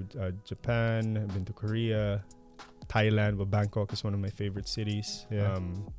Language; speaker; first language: English; non-native, local second language; Filipino